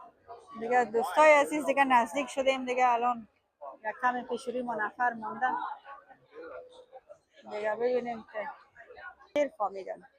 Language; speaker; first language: Persian; native; Persian